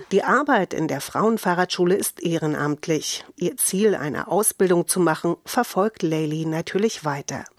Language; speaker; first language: German; native; German